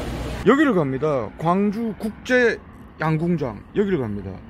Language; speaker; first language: Korean; native; Korean